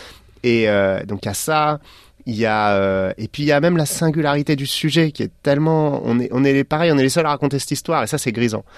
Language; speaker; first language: French; native; French